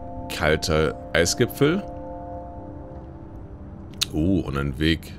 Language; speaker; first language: German; native; German